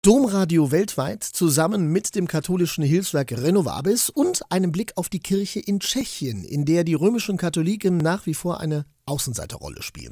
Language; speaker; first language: German; native; German